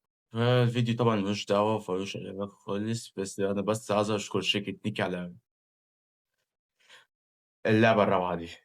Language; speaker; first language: Arabic; native; Arabic